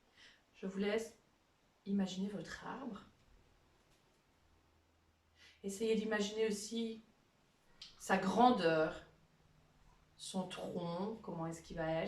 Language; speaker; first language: French; native; French